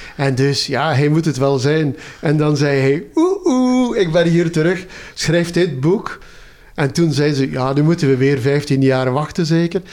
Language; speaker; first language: Dutch; native; Dutch